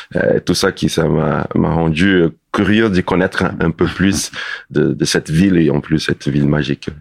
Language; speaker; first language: French; non-native, fluent; Portuguese